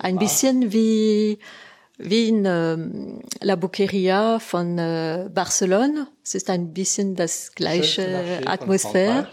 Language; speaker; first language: German; non-native, fluent; French